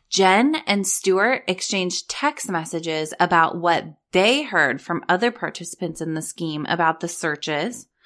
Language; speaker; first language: English; native; English